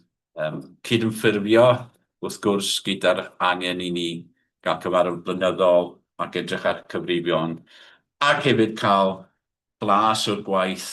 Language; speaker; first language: Welsh; native; Welsh